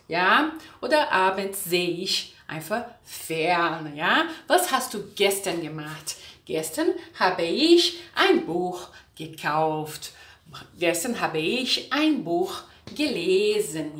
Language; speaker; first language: German; non-native, fluent; Portuguese